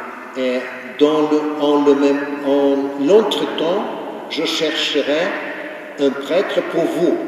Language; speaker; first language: French; non-native, fluent; Ukrainian